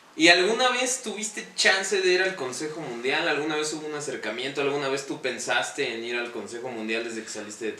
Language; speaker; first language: Spanish; native; Spanish